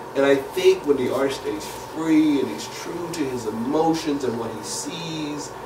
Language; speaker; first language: English; native; English